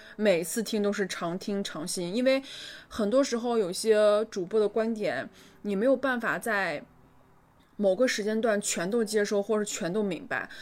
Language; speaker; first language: Chinese; native; Chinese